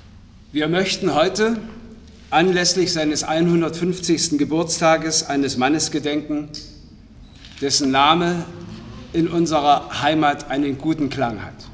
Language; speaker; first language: German; native; German